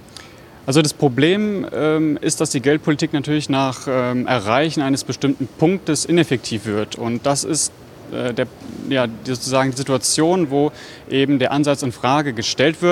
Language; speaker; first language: German; native; German